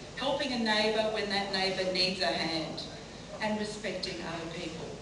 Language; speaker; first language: English; native; English